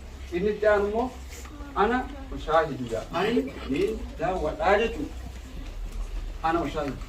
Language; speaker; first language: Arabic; non-native, fluent; Oromo